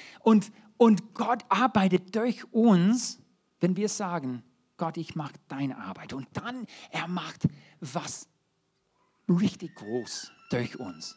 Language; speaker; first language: German; non-native, fluent; English